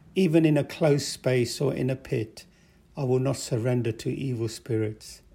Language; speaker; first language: English; native; English